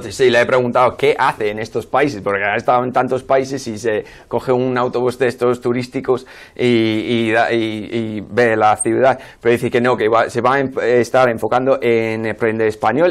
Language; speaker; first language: Spanish; non-native, fluent; English